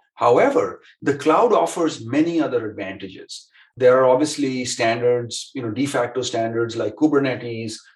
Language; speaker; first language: English; non-native, local second language; Hindi